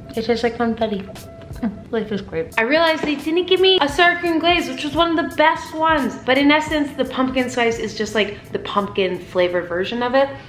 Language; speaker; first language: English; native; English